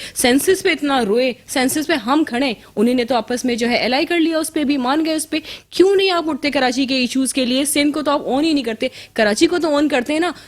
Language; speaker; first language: Urdu; native; Urdu